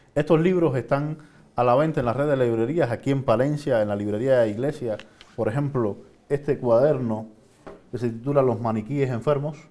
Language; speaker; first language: Spanish; native; Spanish